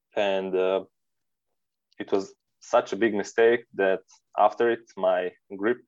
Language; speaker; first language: English; non-native, fluent; Serbian